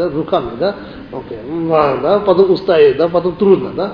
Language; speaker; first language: Russian; non-native, learner; Tibetan